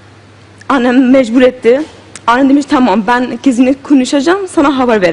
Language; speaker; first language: Turkish; non-native, learner; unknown